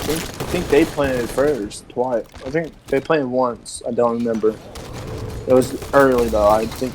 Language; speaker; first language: English; native; English